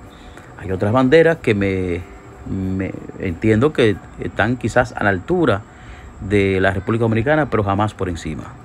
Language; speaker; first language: Spanish; native; Spanish